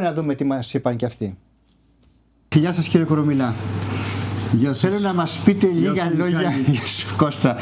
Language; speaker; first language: Greek; native; Greek